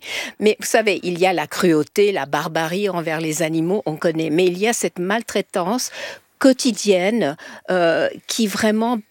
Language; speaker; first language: French; native; French